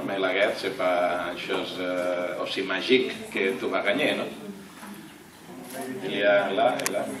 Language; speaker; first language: French; non-native, learner; Catalan